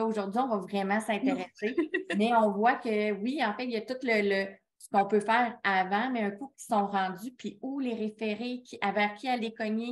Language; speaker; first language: French; native; French